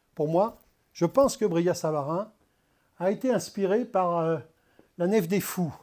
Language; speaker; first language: French; native; French